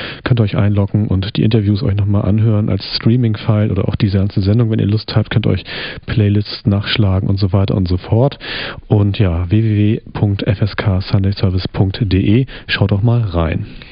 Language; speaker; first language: German; native; German